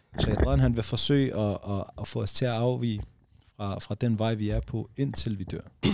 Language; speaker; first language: Danish; early bilingual, other home language; Arabic